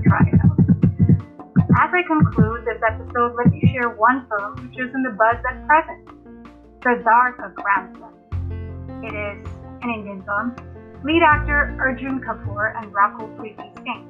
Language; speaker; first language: English; non-native, local second language; Hindi